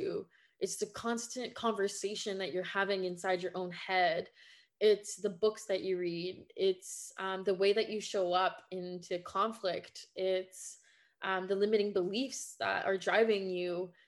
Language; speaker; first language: English; non-native, fluent; French